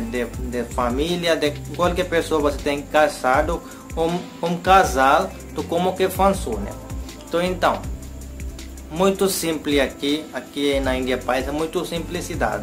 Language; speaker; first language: Portuguese; non-native, learner; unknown